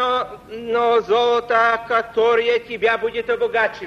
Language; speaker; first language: Russian; non-native, fluent; Polish